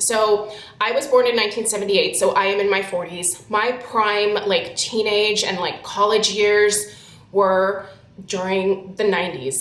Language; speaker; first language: English; native; English